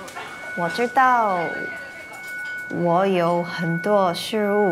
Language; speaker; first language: Chinese; non-native, fluent; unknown